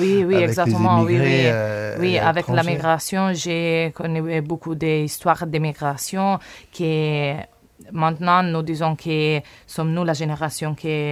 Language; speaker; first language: French; non-native, learner; Italian